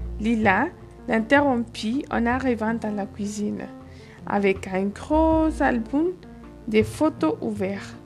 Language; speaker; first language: French; non-native, fluent; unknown